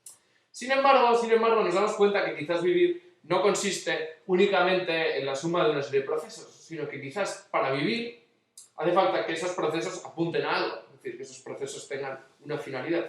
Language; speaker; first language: Spanish; native; Spanish